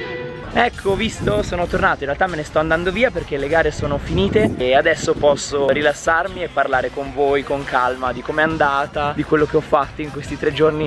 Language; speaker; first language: Italian; native; Italian